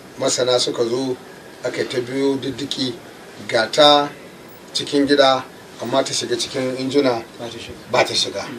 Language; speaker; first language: Hausa; native; Hausa